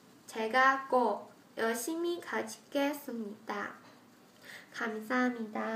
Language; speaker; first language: Korean; non-native, learner; Chinese